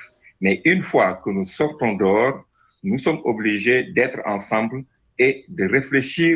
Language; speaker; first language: French; non-native, local second language; Wolof